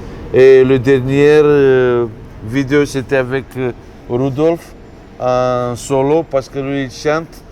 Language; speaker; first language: French; non-native, fluent; Romanian